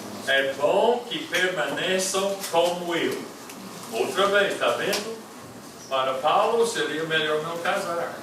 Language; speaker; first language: Portuguese; non-native, fluent; English